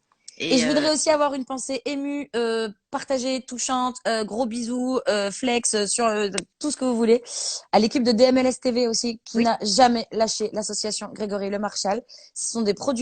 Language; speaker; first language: French; native; French